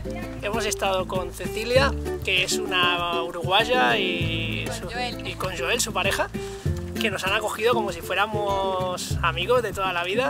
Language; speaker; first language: Spanish; native; Spanish